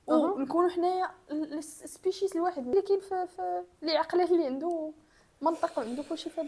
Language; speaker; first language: Arabic; native; Arabic